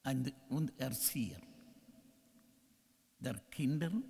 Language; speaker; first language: German; non-native, learner; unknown